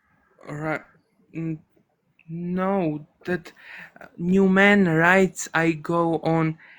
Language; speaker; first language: English; non-native, learner; Armenian